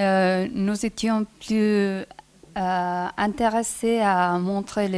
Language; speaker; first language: French; non-native, fluent; Spanish